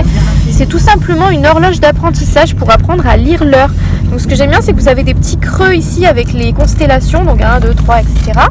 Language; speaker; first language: French; native; French